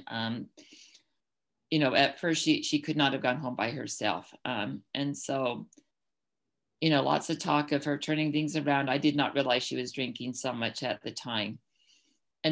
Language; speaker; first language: English; native; English